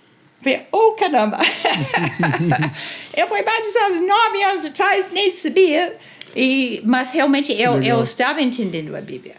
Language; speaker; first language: Portuguese; non-native, fluent; English